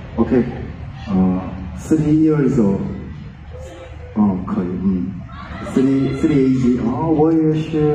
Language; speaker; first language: Chinese; non-native, learner; Korean